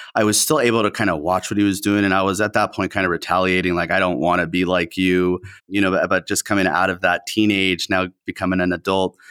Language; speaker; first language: English; early bilingual, other home language; Spanish